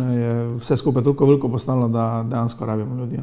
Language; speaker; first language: Slovenian; native; Slovenian